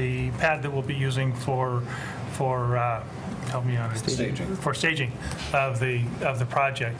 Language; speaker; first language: English; native; English